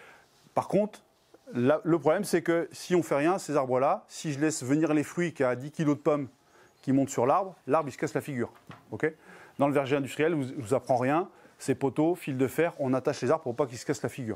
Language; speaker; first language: French; native; French